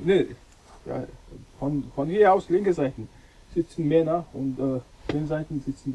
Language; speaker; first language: German; non-native, learner; Mongolian